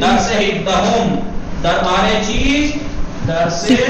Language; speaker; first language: Persian; non-native, fluent; Urdu